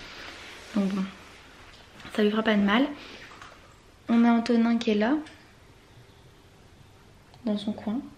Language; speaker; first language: French; native; French